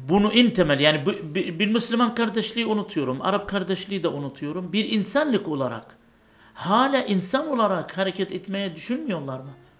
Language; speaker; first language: Turkish; non-native, fluent; Arabic